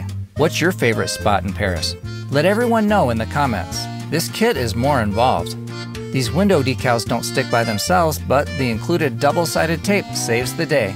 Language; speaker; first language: English; native; English